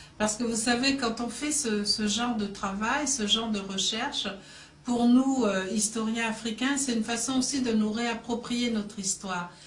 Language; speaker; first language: French; native; French